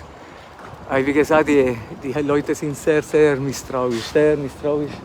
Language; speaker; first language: German; non-native, fluent; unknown